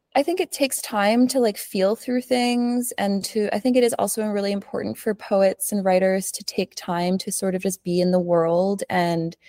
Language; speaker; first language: English; early bilingual, other home language; Spanish